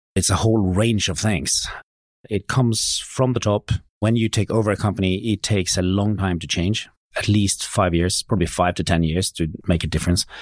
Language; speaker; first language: English; non-native, fluent; Norwegian